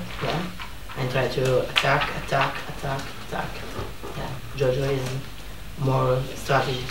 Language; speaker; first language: English; non-native, learner; Italian